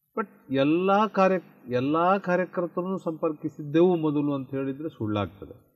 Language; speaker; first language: Kannada; native; Kannada